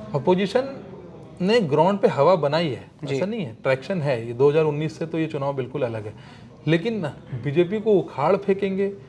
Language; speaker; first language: Hindi; native; Hindi